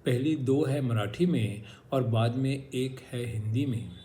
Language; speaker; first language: Hindi; non-native, local second language; Marathi